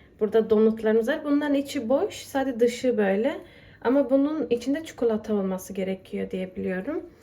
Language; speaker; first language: Turkish; early bilingual, heritage; Turkish